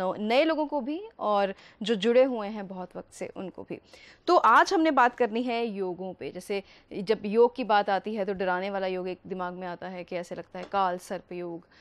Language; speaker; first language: Hindi; native; Hindi